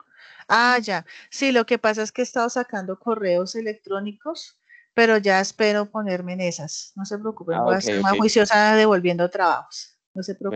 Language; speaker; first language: Spanish; native; Spanish